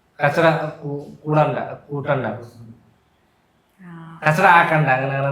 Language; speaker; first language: Malayalam; non-native, learner; Bangla